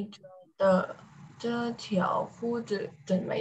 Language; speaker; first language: Chinese; non-native, learner; Thai